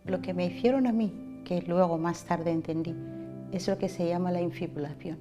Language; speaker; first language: Spanish; non-native, fluent; Somali